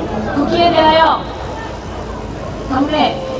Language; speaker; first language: Korean; native; Korean